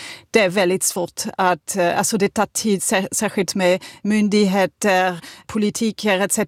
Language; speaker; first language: Swedish; non-native, fluent; French